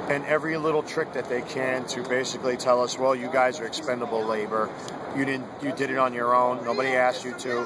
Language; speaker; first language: English; native; English